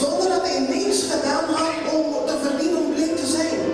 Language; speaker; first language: Dutch; non-native, local second language; Papiamento